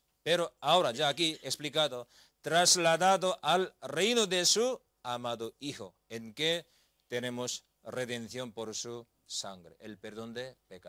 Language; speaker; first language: Spanish; non-native, learner; Korean